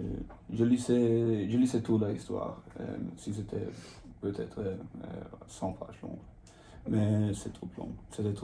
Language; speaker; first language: French; non-native, learner; Swedish